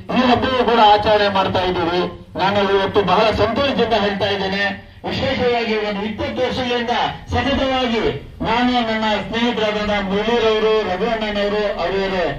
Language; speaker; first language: Kannada; non-native, local second language; Urdu